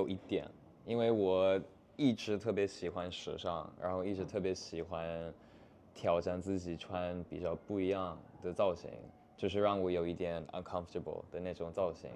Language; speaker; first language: Chinese; non-native, fluent; English